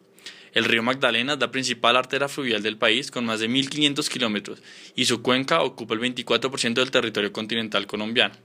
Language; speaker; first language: Spanish; native; Spanish